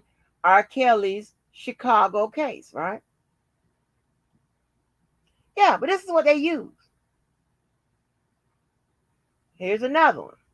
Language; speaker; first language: English; native; English